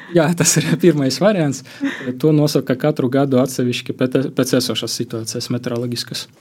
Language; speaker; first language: Latvian; non-native, local second language; Russian